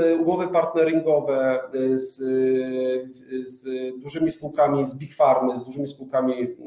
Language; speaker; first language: Polish; native; Polish